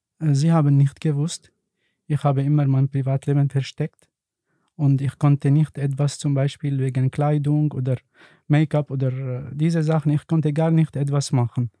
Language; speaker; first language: German; non-native, learner; Arabic